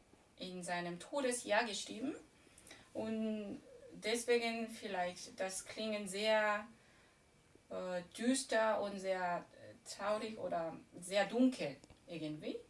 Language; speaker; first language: German; non-native, fluent; Korean